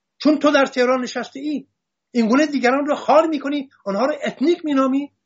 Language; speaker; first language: Persian; non-native, local second language; Assyrian Neo-Aramaic